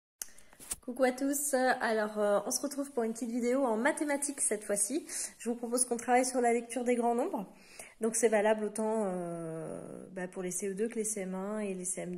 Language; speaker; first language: French; native; French